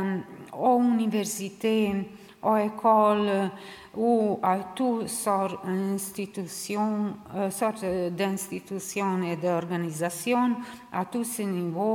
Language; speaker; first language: French; non-native, learner; Serbian